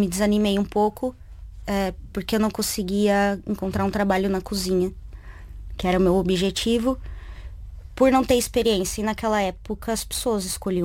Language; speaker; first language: Portuguese; native; Portuguese